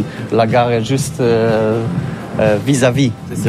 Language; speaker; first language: French; non-native, learner; Polish